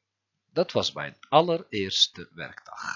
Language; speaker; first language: Dutch; non-native, learner; Turkish